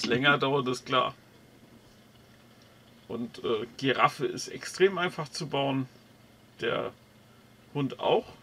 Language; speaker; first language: German; native; German